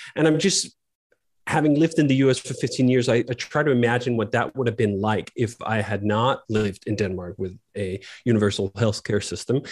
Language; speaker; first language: English; non-native, fluent; Danish